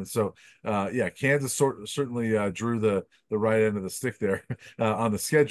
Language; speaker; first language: English; native; English